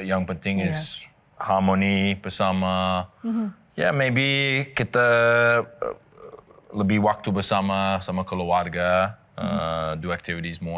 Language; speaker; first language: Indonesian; non-native, learner; English